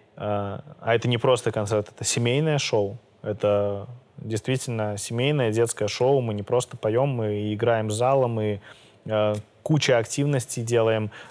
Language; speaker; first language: Russian; native; Russian